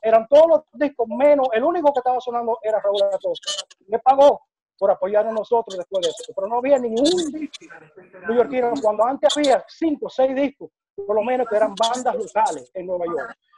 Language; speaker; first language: Spanish; early bilingual, heritage; Spanish